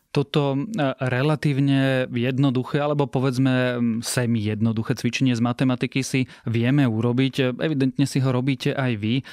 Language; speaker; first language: Slovak; native; Slovak